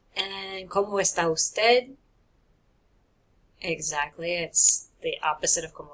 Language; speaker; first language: Spanish; non-native, fluent; English